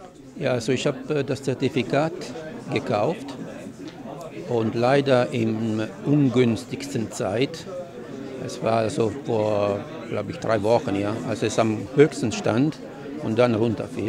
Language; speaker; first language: German; non-native, fluent; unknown